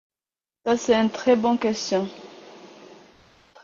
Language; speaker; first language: French; non-native, learner; Rundi